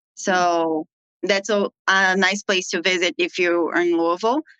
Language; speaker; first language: English; non-native, fluent; Portuguese